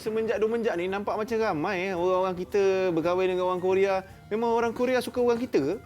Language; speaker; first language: Malay; native; Malay